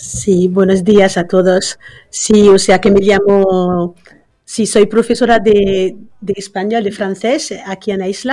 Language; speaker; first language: Spanish; non-native, fluent; French